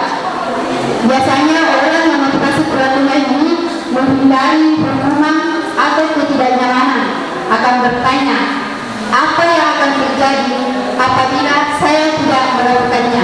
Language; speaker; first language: Indonesian; native; Indonesian